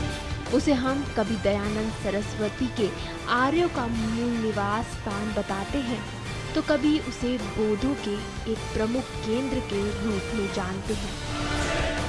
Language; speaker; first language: Hindi; native; Hindi